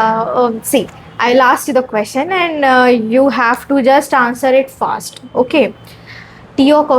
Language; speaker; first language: English; non-native, learner; Marathi